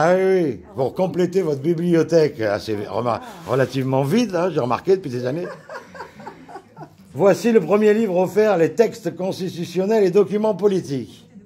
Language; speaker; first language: French; native; French